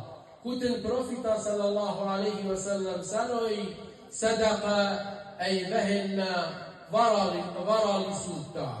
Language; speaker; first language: Finnish; non-native, fluent; Arabic